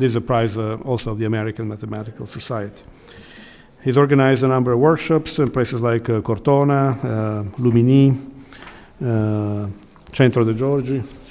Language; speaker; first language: English; non-native, fluent; Italian